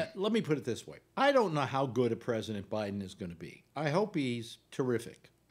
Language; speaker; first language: English; native; English